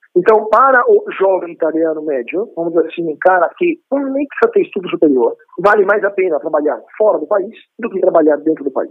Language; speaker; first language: Portuguese; non-native, fluent; Italian